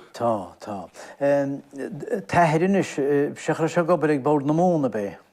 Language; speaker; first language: Irish; native; Irish